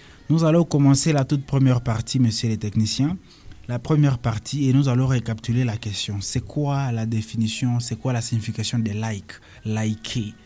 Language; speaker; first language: French; non-native, local second language; Swahili